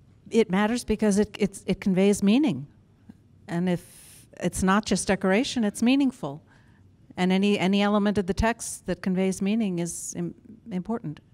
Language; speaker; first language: English; native; English